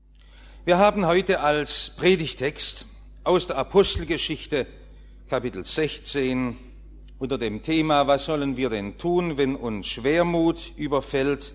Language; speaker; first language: German; native; German